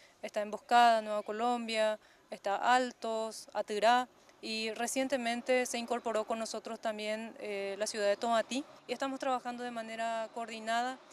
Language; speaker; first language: Spanish; native; Spanish